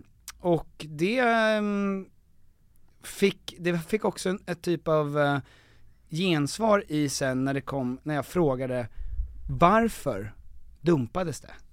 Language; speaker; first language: Swedish; native; Swedish